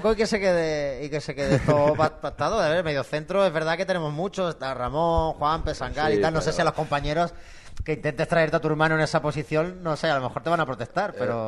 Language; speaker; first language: Spanish; native; Spanish